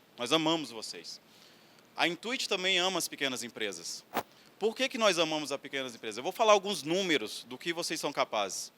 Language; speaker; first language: Portuguese; native; Portuguese